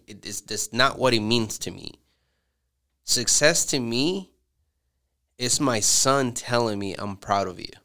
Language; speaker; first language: English; early bilingual, other home language; Spanish